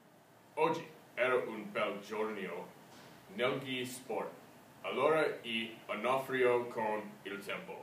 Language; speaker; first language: Italian; non-native, learner; English